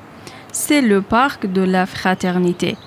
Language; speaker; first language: French; non-native, learner; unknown